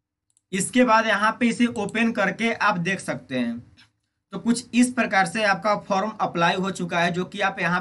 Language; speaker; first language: Hindi; native; Hindi